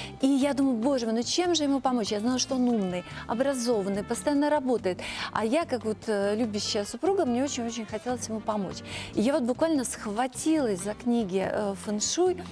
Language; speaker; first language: Russian; native; Russian